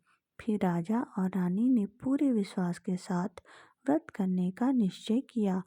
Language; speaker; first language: Hindi; native; Hindi